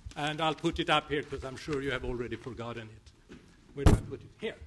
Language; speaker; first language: English; non-native, fluent; Swedish